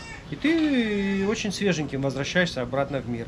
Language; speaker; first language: Russian; native; Russian